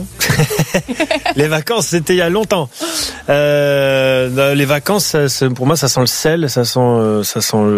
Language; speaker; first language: French; native; French